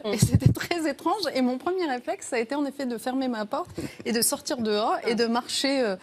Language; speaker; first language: French; early bilingual, other home language; Riffian